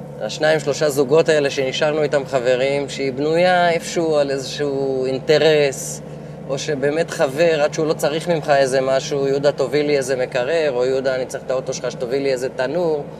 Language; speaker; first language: Hebrew; native; Hebrew